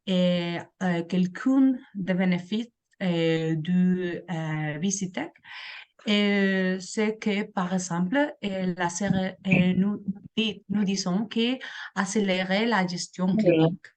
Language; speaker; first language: French; non-native, learner; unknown